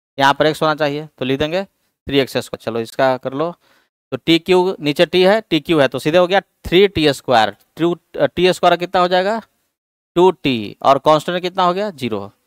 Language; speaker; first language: Hindi; native; Hindi